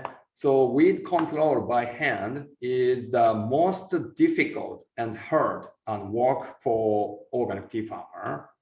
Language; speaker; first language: English; non-native, learner; Japanese